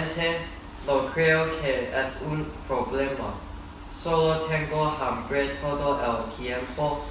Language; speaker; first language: Spanish; non-native, learner; English